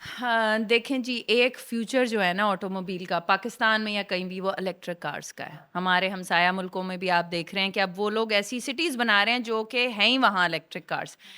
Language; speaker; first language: Urdu; non-native, local second language; Saraiki